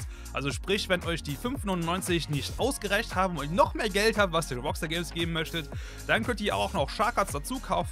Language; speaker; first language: German; native; German